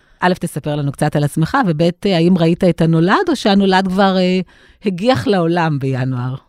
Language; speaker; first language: Hebrew; native; Hebrew